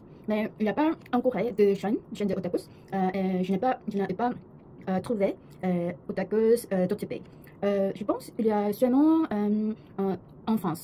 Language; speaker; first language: French; non-native, learner; Korean